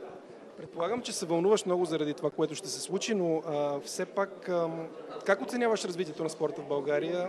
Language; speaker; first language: Bulgarian; native; Bulgarian